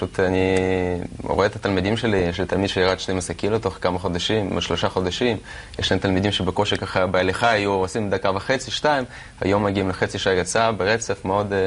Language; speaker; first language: Hebrew; non-native, fluent; Russian